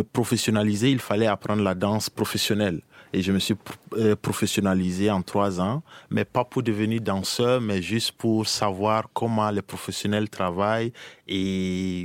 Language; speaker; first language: French; non-native, local second language; Mossi